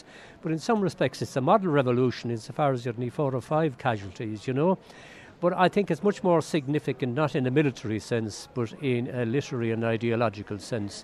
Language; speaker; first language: English; native; English